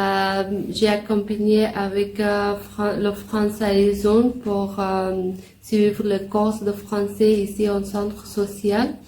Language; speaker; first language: French; non-native, learner; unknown